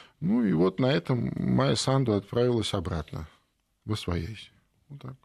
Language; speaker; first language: Russian; native; Russian